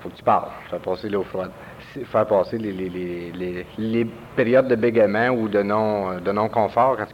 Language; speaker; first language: French; native; French